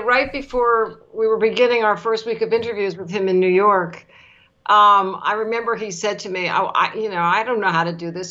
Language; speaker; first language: English; native; English